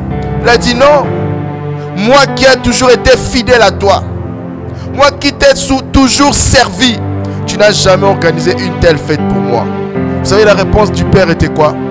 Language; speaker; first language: French; non-native, local second language; Lingala